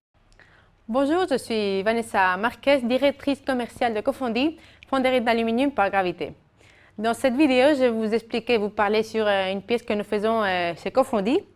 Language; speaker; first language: French; non-native, fluent; Spanish